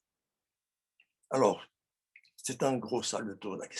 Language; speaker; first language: French; non-native, local second language; Haitian Creole